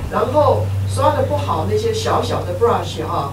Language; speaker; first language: Chinese; native; Chinese